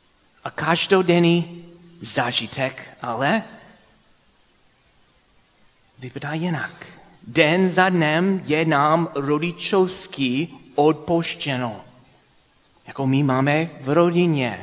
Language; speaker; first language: Czech; non-native, fluent; English